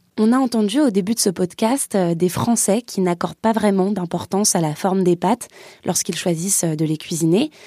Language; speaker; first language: French; native; French